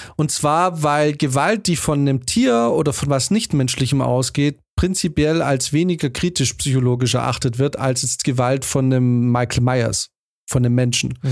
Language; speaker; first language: German; native; German